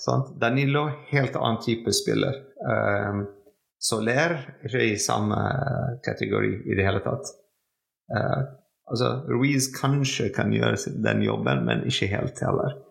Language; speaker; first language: Norwegian; non-native, fluent; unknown